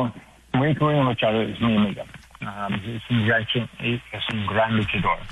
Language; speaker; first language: Spanish; non-native, learner; English